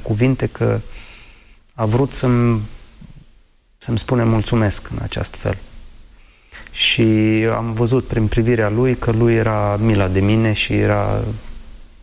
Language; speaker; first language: Romanian; non-native, fluent; Ukrainian